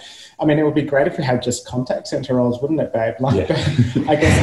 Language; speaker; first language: English; native; English